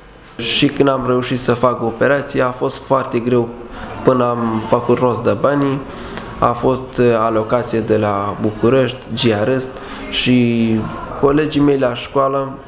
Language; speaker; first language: Romanian; non-native, learner; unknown